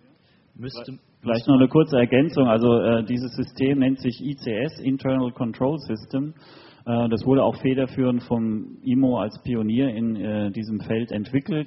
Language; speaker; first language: German; native; German